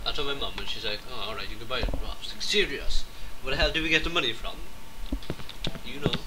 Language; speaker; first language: English; native; English